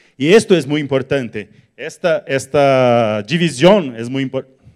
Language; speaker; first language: Spanish; non-native, learner; Portuguese